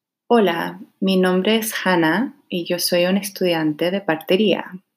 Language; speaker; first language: Spanish; non-native, fluent; English